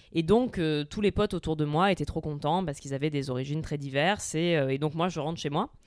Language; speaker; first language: French; native; French